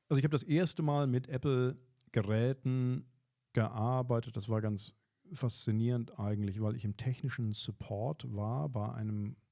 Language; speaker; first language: German; native; German